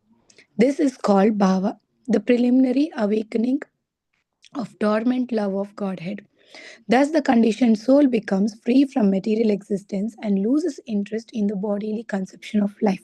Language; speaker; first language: English; non-native, fluent; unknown